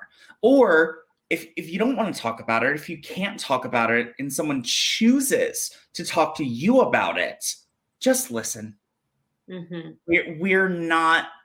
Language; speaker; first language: English; native; English